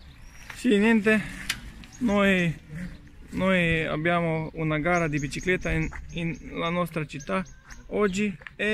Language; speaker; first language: Italian; non-native, learner; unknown